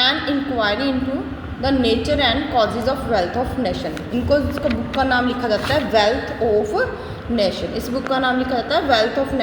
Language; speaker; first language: Hindi; native; Hindi